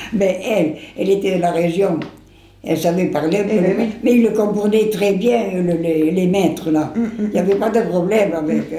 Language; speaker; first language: French; non-native, local second language; Occitan